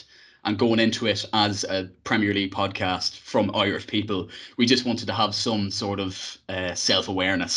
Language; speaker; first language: English; native; English